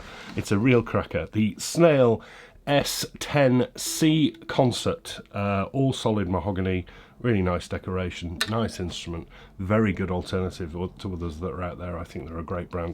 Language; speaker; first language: English; native; English